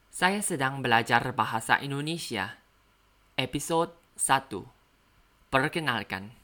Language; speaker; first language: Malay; non-native, learner; Thai